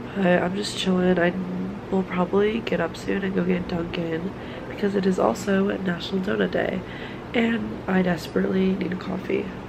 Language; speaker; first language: English; native; English